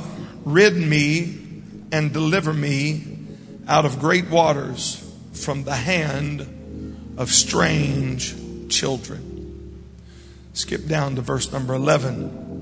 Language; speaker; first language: English; native; English